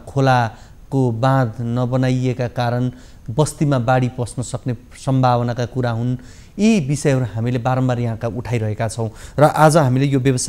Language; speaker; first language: Nepali; native; Nepali